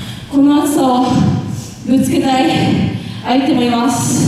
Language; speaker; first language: Japanese; native; Japanese